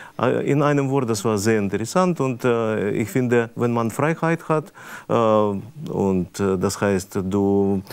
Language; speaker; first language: German; non-native, fluent; Russian